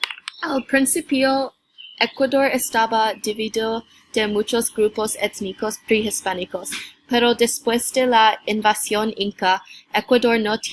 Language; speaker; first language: Spanish; non-native, learner; English